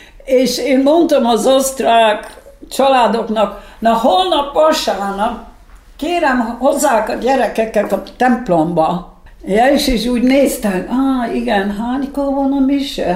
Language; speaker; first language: Hungarian; early bilingual, heritage; Hungarian